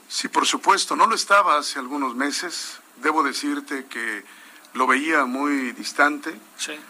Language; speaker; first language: Spanish; native; Spanish